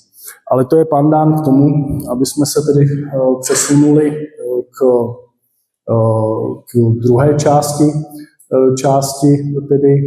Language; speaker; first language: Czech; native; Czech